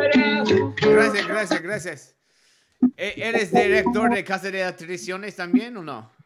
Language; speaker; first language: Spanish; non-native, learner; English